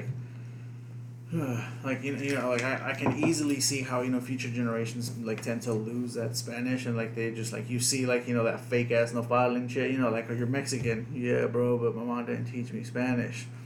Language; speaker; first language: English; early bilingual, other home language; Spanish